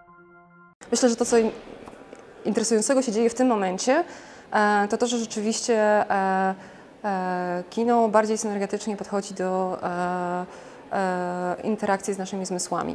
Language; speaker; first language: Polish; native; Polish